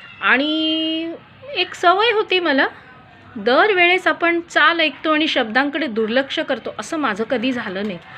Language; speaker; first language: Marathi; non-native, local second language; Konkani